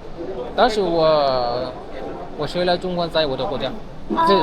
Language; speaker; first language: Chinese; non-native, learner; Amharic